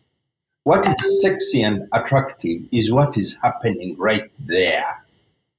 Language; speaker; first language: English; non-native, local second language; Ganda